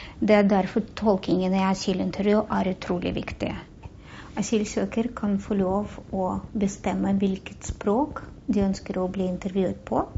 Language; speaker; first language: Norwegian; non-native, fluent; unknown